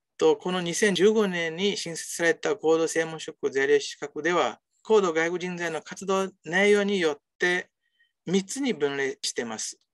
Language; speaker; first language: Japanese; non-native, fluent; Chinese